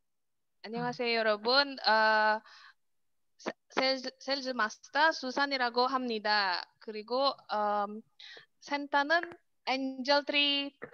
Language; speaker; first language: Korean; non-native, learner; Indonesian